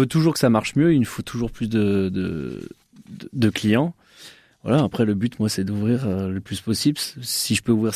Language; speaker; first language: French; native; French